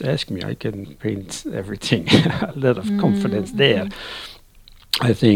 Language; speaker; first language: English; non-native, learner; Dutch